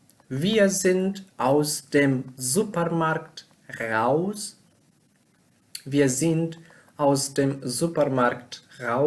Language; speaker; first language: German; non-native, learner; Pashto